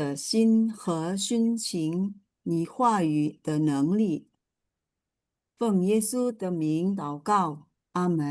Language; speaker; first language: Chinese; non-native, fluent; Indonesian